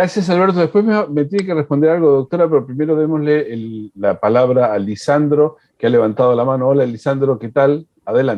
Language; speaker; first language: Spanish; native; Spanish